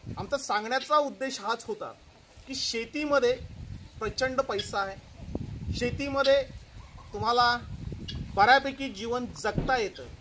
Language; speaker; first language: Marathi; native; Marathi